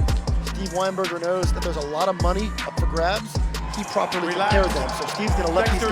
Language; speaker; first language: English; native; English